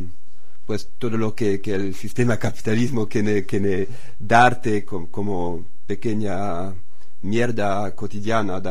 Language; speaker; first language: Spanish; non-native, fluent; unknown